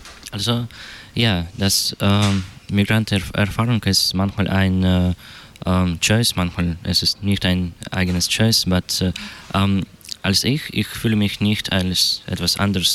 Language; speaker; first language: German; non-native, learner; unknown